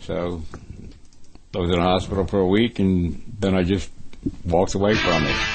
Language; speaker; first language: English; native; English